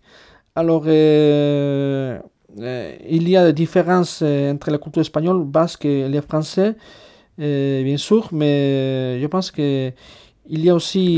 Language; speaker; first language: French; non-native, fluent; Basque